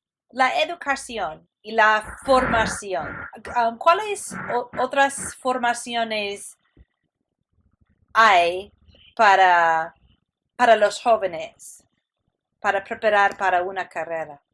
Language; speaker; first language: Spanish; non-native, fluent; English